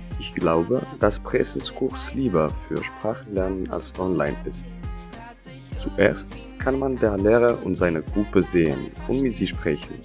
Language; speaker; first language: German; non-native, learner; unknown